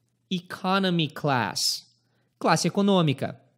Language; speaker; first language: Portuguese; native; Portuguese